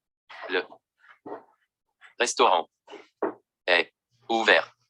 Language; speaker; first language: French; non-native, learner; Vietnamese